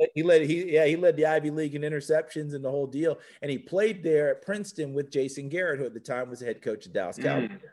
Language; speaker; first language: English; native; English